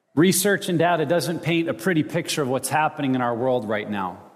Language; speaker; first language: English; native; English